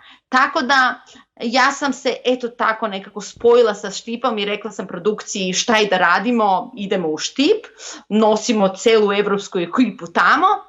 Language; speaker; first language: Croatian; non-native, local second language; Macedonian